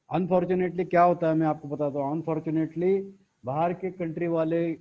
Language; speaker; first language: Hindi; non-native, local second language; Marathi